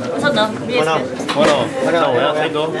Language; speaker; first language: Basque; non-native, learner; Spanish